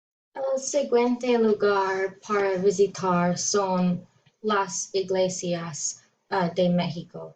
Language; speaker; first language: Spanish; non-native, learner; English